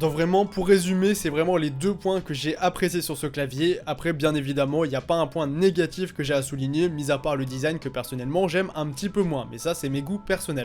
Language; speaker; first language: French; native; French